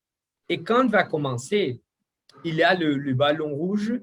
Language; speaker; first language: French; non-native, learner; Portuguese